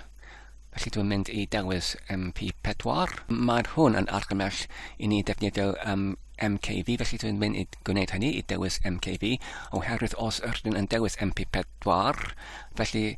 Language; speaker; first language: Welsh; non-native, learner; Polish